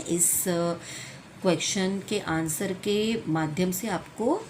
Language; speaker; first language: Hindi; non-native, local second language; Marathi